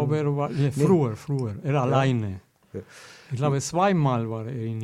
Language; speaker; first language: German; non-native, fluent; Spanish